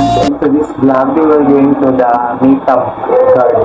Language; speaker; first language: English; non-native, fluent; Filipino